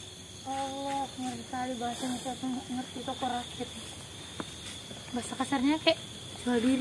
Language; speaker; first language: Indonesian; native; Indonesian